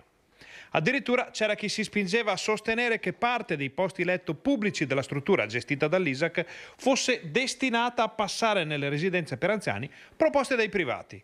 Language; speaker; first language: Italian; native; Italian